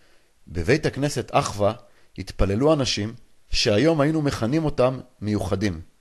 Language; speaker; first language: Hebrew; native; Hebrew